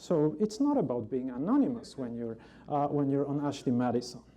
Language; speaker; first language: English; non-native, fluent; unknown